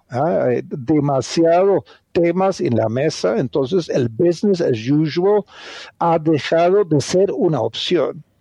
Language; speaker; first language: Spanish; non-native, fluent; Dutch